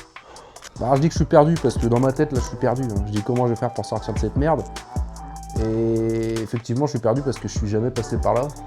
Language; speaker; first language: French; native; French